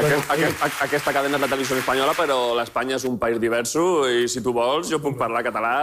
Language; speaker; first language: Catalan; non-native, local second language; Spanish